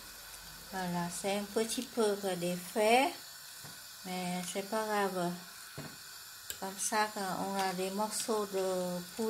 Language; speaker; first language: French; non-native, learner; Vietnamese